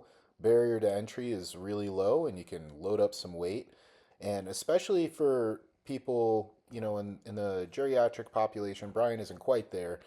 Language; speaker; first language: English; native; English